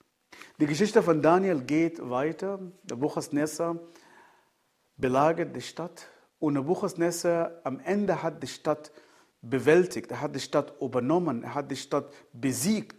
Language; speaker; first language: German; non-native, fluent; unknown